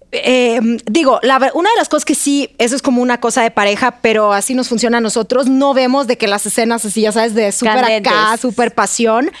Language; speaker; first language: Spanish; non-native, fluent; Russian